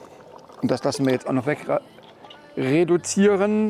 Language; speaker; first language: German; native; German